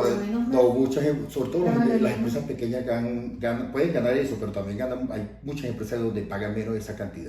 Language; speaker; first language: Spanish; native; Spanish